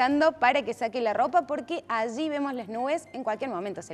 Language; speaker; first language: Spanish; native; Spanish